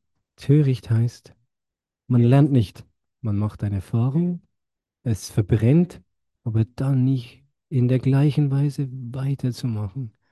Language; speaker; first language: German; non-native, fluent; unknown